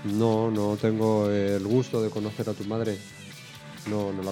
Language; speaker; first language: Spanish; native; Spanish